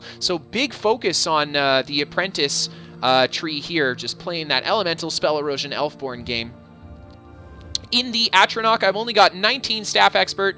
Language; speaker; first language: English; native; English